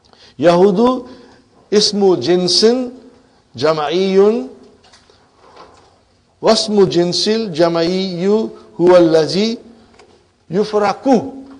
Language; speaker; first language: Arabic; non-native, fluent; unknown